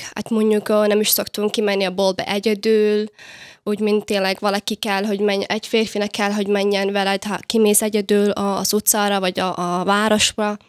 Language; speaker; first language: Hungarian; non-native, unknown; Somali